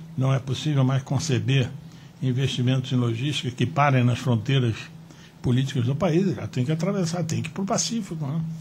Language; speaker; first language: Portuguese; native; Portuguese